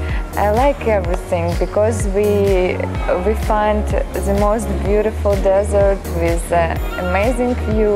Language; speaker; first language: English; non-native, learner; Ukrainian